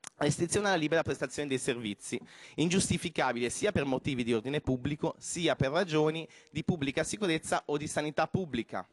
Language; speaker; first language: Italian; native; Italian